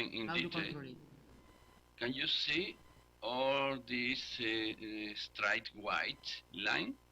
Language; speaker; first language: English; non-native, learner; Spanish